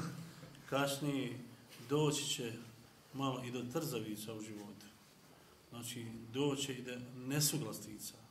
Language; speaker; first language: Bosnian; native; Bosnian